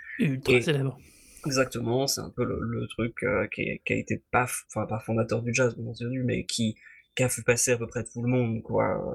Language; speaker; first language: French; native; French